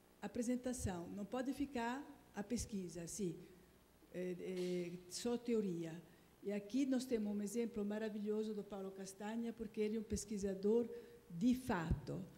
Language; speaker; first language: Portuguese; non-native, fluent; Italian